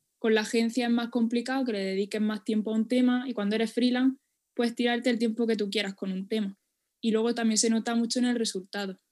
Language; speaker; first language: Spanish; native; Spanish